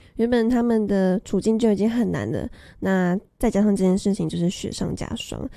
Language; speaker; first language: Chinese; native; Chinese